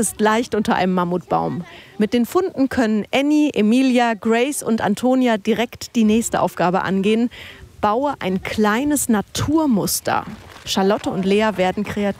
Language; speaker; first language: German; native; German